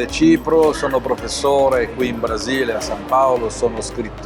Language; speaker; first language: Italian; non-native, fluent; Portuguese